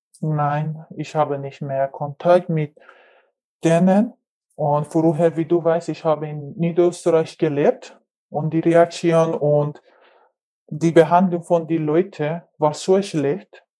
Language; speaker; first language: German; non-native, learner; Persian